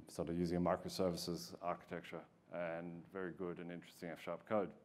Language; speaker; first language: English; native; English